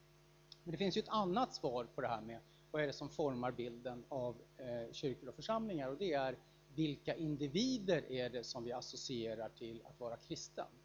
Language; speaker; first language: Swedish; native; Swedish